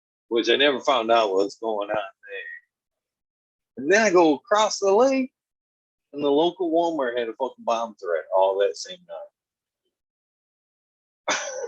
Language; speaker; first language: English; native; English